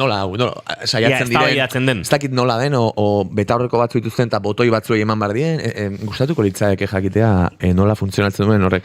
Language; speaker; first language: Basque; native; Basque